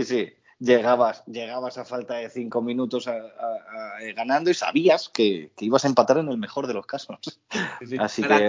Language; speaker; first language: Spanish; native; Spanish